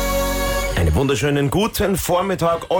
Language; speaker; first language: German; native; German